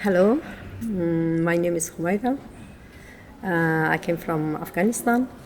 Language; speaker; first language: English; non-native, learner; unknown